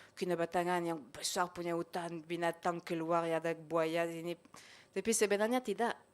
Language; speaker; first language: Malay; non-native, fluent; French